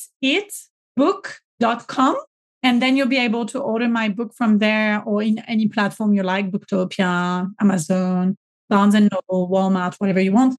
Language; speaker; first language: English; non-native, fluent; French